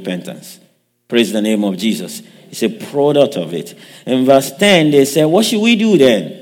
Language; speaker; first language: English; non-native, local second language; Yoruba